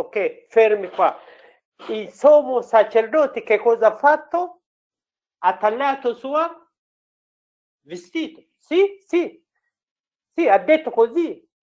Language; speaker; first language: Italian; non-native, learner; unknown